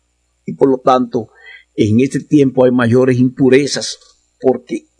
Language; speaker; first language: Spanish; native; Spanish